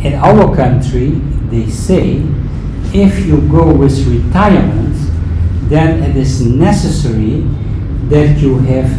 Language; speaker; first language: English; non-native, fluent; Dutch